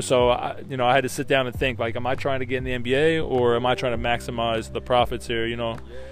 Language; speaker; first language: English; native; English